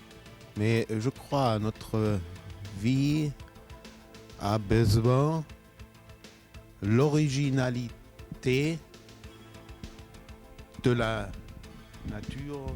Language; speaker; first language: French; non-native, learner; German